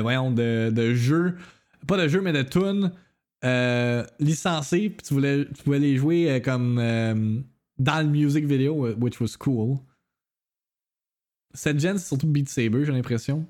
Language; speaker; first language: French; native; French